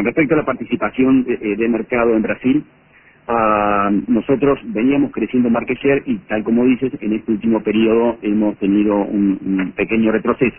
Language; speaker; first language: Spanish; native; Spanish